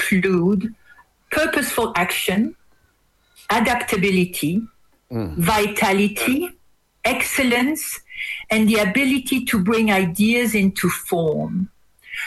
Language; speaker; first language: English; non-native, fluent; French